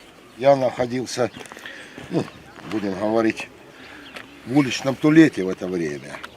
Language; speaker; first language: Russian; native; Russian